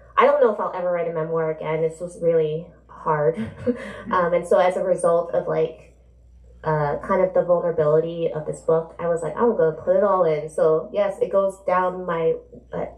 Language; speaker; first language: English; native; English